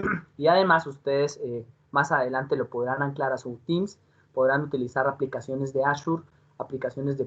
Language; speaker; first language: Spanish; native; Spanish